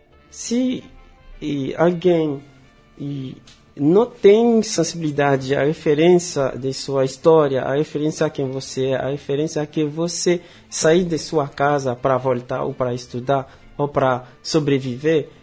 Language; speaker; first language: Portuguese; non-native, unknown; Haitian Creole